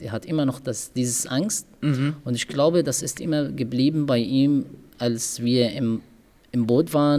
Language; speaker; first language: German; non-native, learner; Arabic